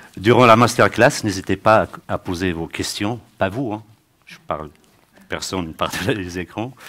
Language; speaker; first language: French; native; French